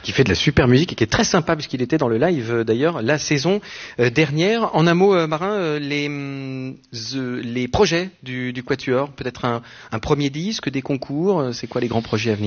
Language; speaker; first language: French; native; French